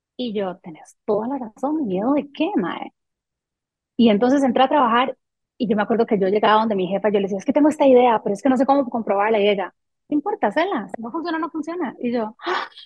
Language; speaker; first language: Spanish; early bilingual, other home language; French